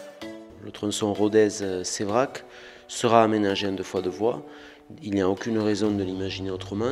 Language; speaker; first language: French; native; French